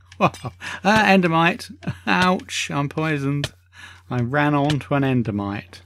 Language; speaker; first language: English; native; English